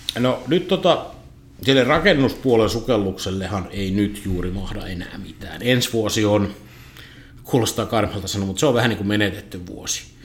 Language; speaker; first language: Finnish; native; Finnish